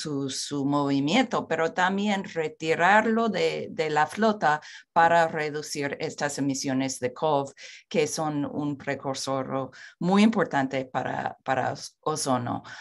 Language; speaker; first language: Spanish; non-native, fluent; English